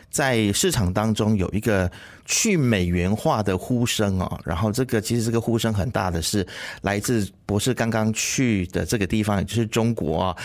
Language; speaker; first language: Chinese; native; Chinese